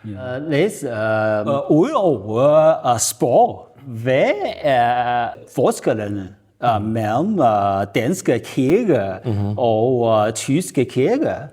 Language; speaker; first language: Danish; non-native, learner; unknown